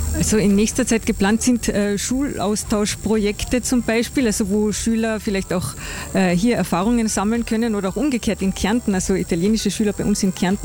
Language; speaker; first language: German; native; German